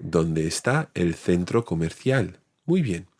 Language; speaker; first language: Spanish; non-native, fluent; English